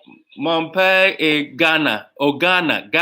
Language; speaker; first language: French; non-native, learner; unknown